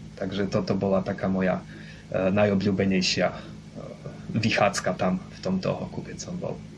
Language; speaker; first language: Slovak; native; Slovak